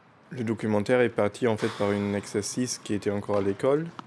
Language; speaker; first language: French; non-native, fluent; German